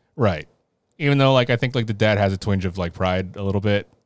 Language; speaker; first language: English; early bilingual, other home language; Filipino